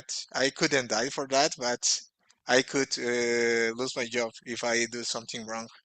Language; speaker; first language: English; non-native, fluent; Portuguese